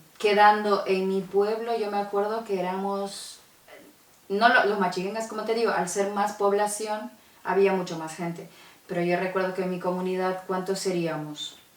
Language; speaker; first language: Spanish; non-native, local second language; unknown